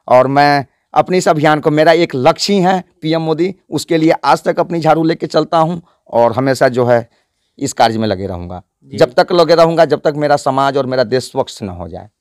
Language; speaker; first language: Hindi; native; Hindi